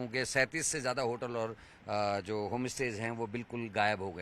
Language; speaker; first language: Hindi; native; Hindi